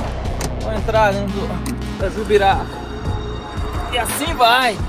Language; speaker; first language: Portuguese; native; Portuguese